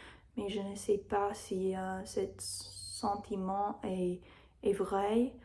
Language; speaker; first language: French; non-native, learner; English